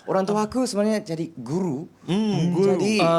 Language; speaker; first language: Indonesian; non-native, learner; Japanese